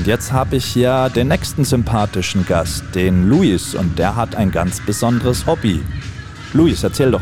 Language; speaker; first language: German; native; German